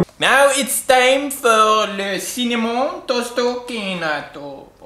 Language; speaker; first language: English; non-native, fluent; Swedish